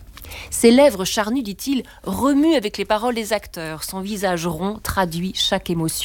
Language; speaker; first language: French; native; French